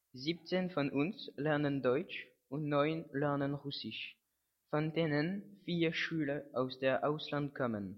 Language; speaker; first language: German; non-native, learner; French